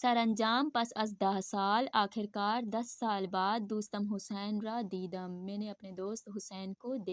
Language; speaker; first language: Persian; non-native, fluent; Urdu